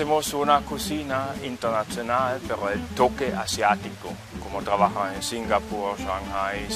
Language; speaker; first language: Spanish; non-native, fluent; German